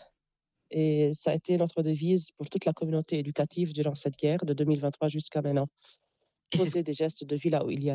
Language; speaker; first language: French; non-native, local second language; Arabic